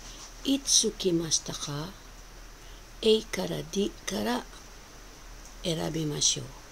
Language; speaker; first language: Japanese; non-native, fluent; Filipino